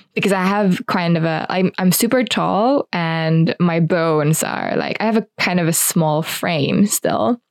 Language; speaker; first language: English; non-native, fluent; Finnish